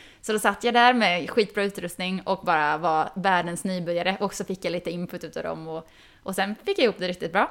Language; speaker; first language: Swedish; native; Swedish